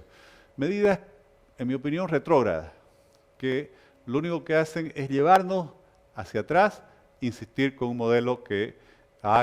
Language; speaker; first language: Spanish; native; Spanish